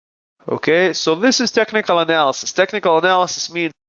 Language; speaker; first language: English; non-native, fluent; Hebrew